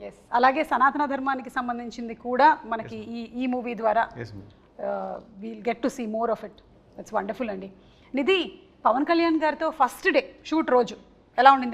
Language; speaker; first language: Telugu; native; Telugu